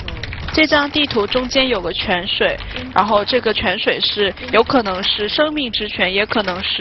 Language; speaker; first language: Chinese; native; Chinese